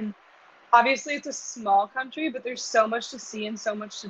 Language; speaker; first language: English; native; English